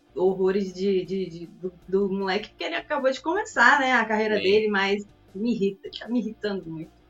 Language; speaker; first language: Portuguese; native; Portuguese